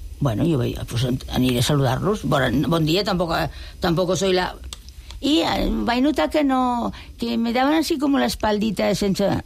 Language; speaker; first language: Catalan; non-native, local second language; Spanish